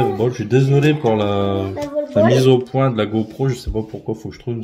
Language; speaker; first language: French; native; French